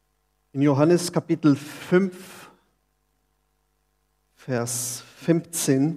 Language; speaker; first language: German; non-native, fluent; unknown